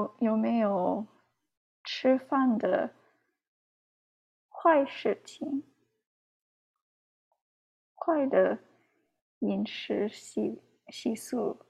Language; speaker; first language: Chinese; non-native, learner; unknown